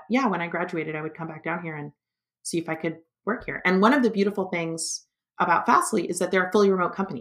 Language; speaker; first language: English; native; English